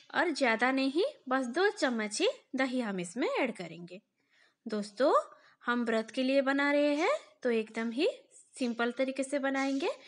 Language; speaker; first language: Hindi; non-native, local second language; Bangla